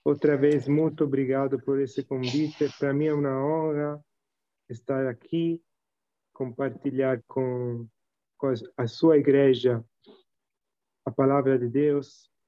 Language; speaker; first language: Portuguese; non-native, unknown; Italian